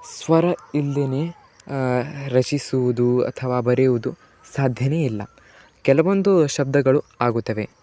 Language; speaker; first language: Kannada; non-native, local second language; Lambadi